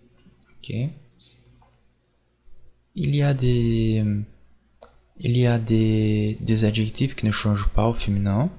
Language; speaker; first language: French; non-native, fluent; Portuguese